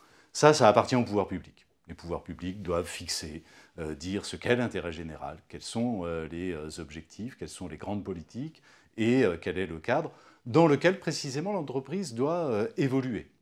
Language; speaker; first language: French; native; French